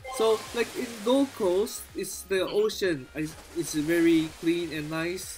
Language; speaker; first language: English; non-native, learner; Japanese